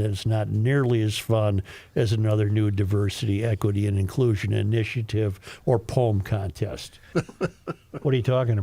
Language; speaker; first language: English; native; English